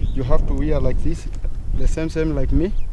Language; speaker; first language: English; non-native, local second language; Masai